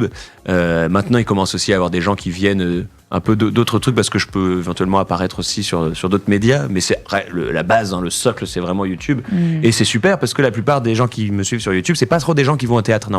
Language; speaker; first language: French; native; French